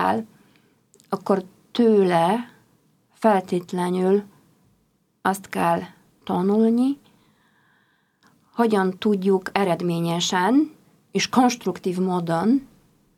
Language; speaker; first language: Hungarian; non-native, fluent; Polish